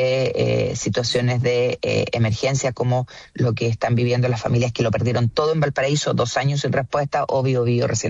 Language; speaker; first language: Spanish; native; Spanish